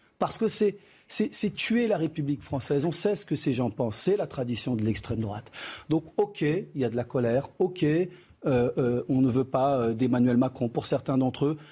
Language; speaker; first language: French; early bilingual, other home language; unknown